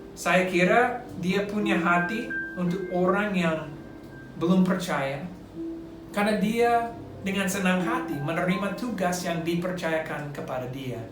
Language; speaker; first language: Indonesian; non-native, fluent; English